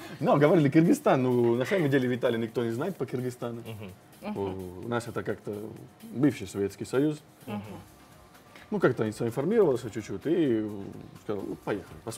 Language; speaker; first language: Russian; non-native, fluent; Italian